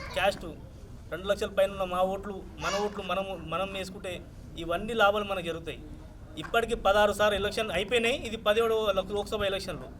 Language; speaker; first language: Telugu; non-native, local second language; Lambadi